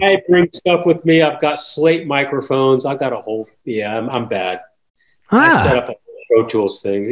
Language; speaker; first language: English; native; English